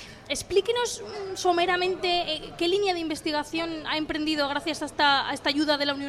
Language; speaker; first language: Spanish; native; Spanish